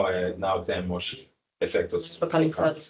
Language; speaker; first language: Spanish; non-native, learner; English